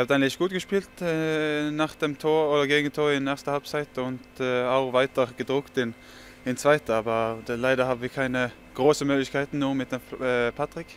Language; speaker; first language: German; non-native, fluent; Norwegian